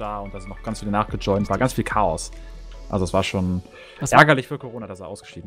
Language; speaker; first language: German; native; German